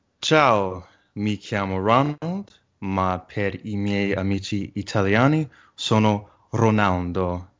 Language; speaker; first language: Italian; non-native, learner; English